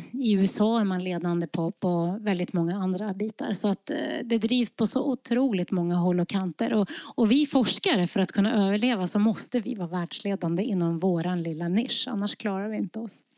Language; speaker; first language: Swedish; early bilingual, other home language; Norwegian